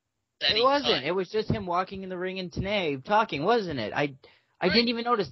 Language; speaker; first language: English; native; English